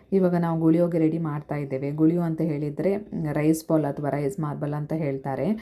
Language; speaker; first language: Kannada; non-native, local second language; Konkani